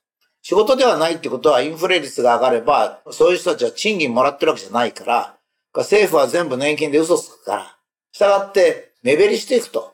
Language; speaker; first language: Japanese; native; Japanese